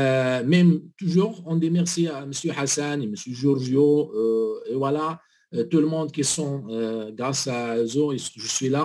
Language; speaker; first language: French; non-native, learner; Arabic